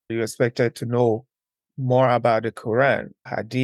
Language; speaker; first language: English; non-native, local second language; Akan